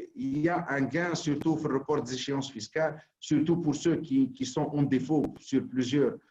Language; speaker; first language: French; non-native, local second language; Arabic